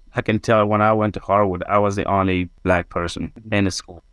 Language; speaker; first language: English; non-native, fluent; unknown